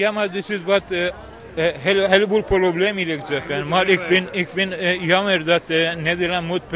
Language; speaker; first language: Dutch; non-native, learner; Persian